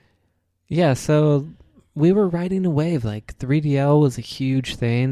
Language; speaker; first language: English; native; English